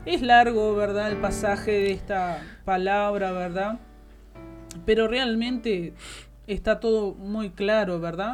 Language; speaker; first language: Spanish; native; Spanish